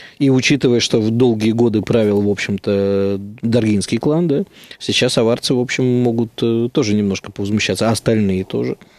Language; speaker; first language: Russian; native; Russian